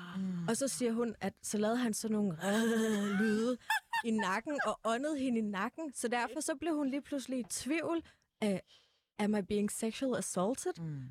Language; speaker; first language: Danish; native; Danish